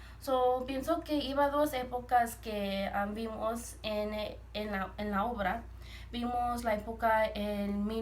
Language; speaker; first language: Spanish; early bilingual, heritage; Spanish